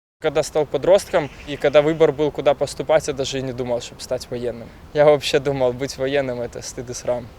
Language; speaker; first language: Russian; native; Russian